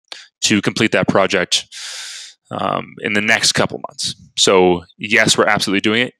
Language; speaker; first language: English; native; English